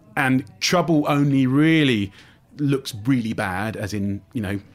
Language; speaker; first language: English; native; English